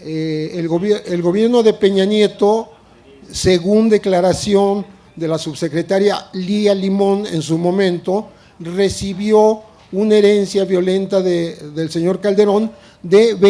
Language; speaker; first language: Spanish; native; Spanish